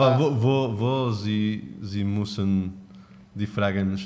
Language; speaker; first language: German; non-native, learner; Spanish